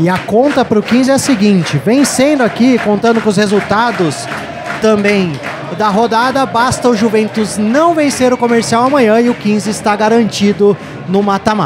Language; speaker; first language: Portuguese; native; Portuguese